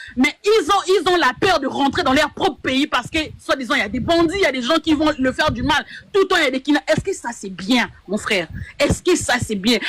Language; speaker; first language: French; non-native, local second language; Lingala